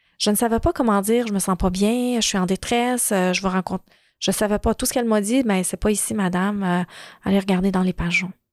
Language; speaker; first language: French; early bilingual, other home language; Arabic